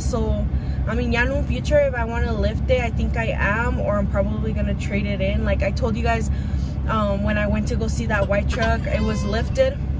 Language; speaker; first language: English; early bilingual, other home language; Spanish